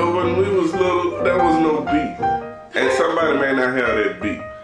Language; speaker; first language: English; native; English